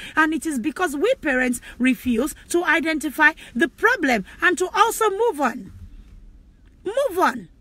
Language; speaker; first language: English; non-native, local second language; Yoruba